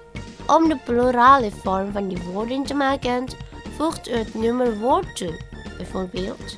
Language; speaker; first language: Dutch; non-native, learner; Indonesian